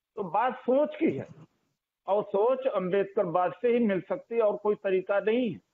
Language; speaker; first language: Hindi; native; Hindi